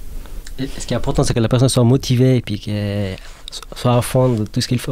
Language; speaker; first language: French; non-native, fluent; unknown